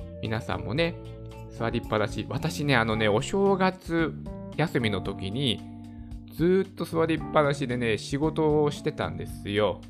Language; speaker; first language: Japanese; native; Japanese